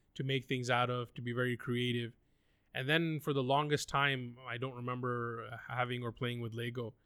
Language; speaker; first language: English; non-native, local second language; Urdu